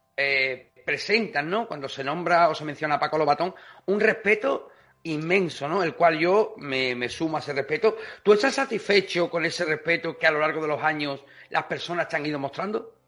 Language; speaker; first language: Spanish; native; Spanish